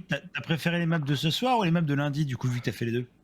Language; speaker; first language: French; native; French